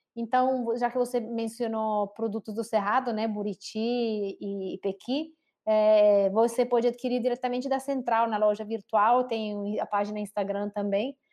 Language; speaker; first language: Portuguese; non-native, fluent; Italian